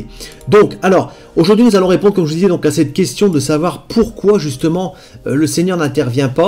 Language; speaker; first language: French; native; French